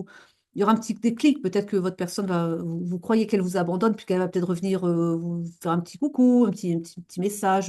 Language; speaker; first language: French; native; French